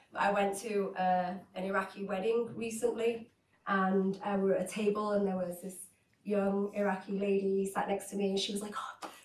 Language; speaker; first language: English; native; English